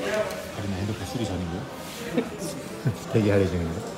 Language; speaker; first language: Korean; native; Korean